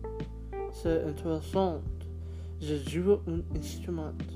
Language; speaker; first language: French; non-native, learner; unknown